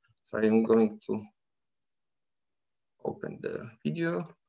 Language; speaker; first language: English; non-native, fluent; Polish